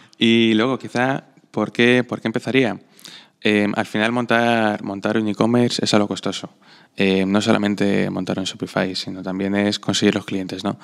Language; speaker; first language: Spanish; non-native, fluent; Slovak